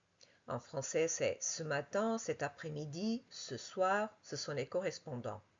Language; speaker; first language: French; non-native, fluent; Portuguese